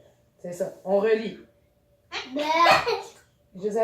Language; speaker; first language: French; native; French